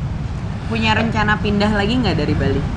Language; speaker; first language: Indonesian; native; Indonesian